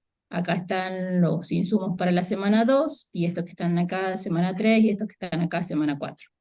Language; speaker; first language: Spanish; native; Spanish